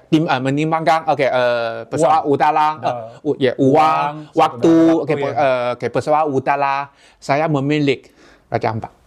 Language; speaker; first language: Indonesian; non-native, learner; Chinese